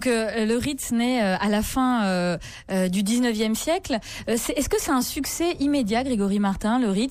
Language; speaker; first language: French; native; French